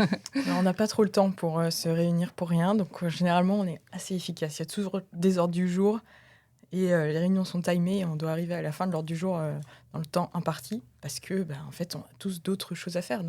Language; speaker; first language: French; native; French